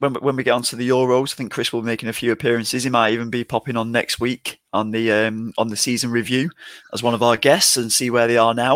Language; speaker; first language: English; native; English